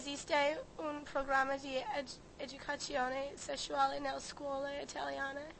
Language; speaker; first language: Italian; non-native, learner; English